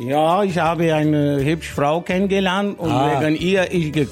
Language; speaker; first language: German; non-native, learner; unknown